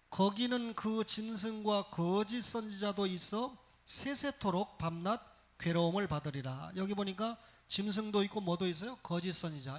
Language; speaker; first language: Korean; native; Korean